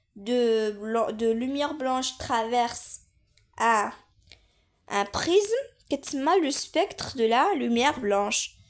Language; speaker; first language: French; non-native, local second language; Arabic